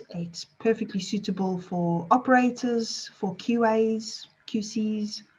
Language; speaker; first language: English; native; English